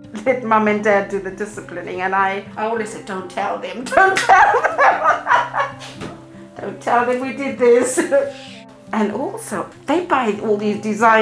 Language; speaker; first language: English; non-native, local second language; Shona